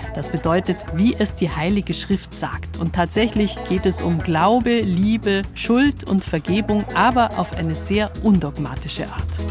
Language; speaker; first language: German; native; German